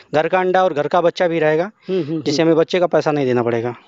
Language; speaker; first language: Hindi; native; Hindi